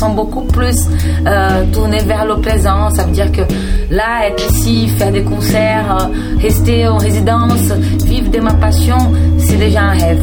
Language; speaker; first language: French; non-native, fluent; Portuguese